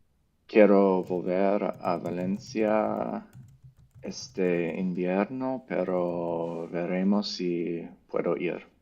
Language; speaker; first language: Spanish; non-native, learner; English